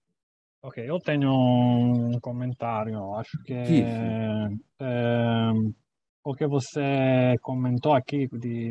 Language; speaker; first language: Portuguese; non-native, fluent; Italian